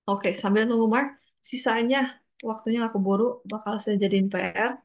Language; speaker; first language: Indonesian; native; Indonesian